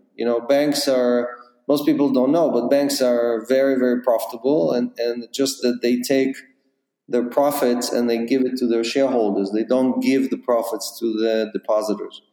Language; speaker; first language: English; non-native, fluent; Russian